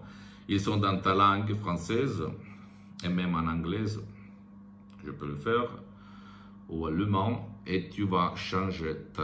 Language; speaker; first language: French; non-native, fluent; Italian